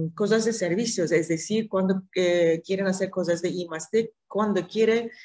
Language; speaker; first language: Spanish; non-native, fluent; Turkish